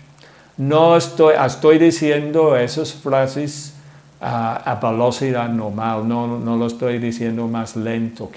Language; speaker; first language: Spanish; non-native, fluent; English